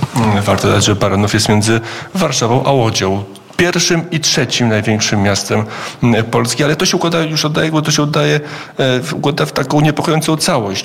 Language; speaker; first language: Polish; native; Polish